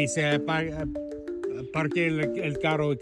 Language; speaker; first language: Spanish; non-native, learner; English